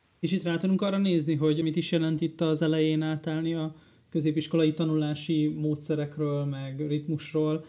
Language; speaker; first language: Hungarian; native; Hungarian